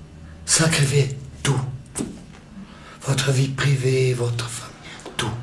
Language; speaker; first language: French; non-native, local second language; German